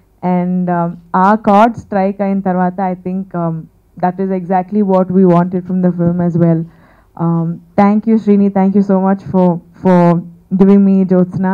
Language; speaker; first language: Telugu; non-native, fluent; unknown